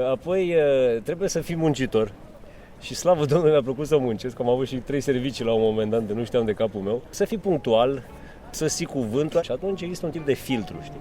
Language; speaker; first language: Romanian; native; Romanian